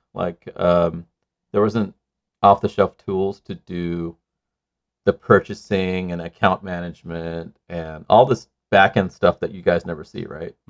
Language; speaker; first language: English; non-native, local second language; Sinhala